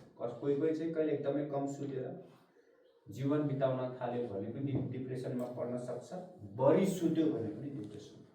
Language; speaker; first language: Nepali; non-native, local second language; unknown